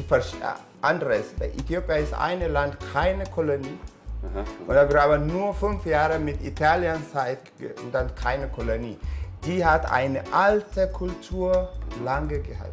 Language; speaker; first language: German; non-native, learner; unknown